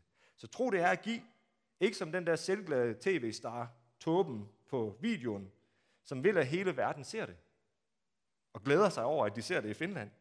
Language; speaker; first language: Danish; native; Danish